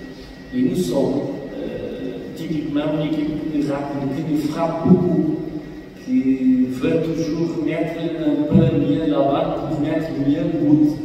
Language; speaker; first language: French; non-native, fluent; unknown